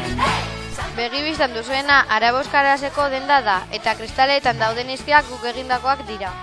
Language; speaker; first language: Basque; non-native, local second language; Spanish